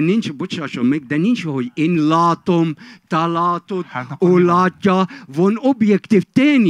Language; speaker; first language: Hungarian; non-native, fluent; Arabic